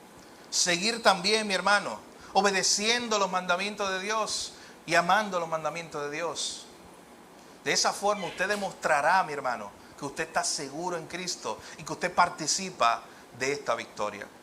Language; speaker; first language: Spanish; native; Spanish